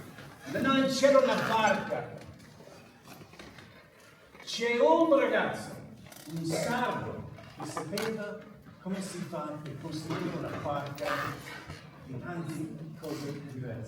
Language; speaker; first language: Italian; non-native, learner; English